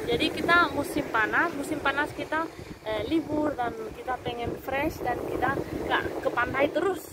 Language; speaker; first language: Indonesian; non-native, fluent; Spanish